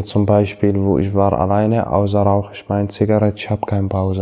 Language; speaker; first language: German; non-native, learner; Arabic